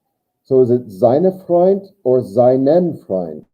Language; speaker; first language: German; non-native, fluent; English